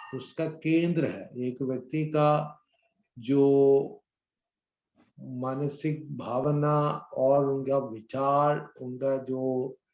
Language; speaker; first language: Hindi; non-native, local second language; Malayalam